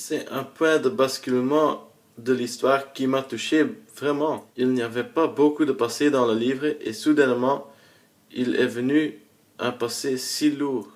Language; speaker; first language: French; non-native, learner; Dutch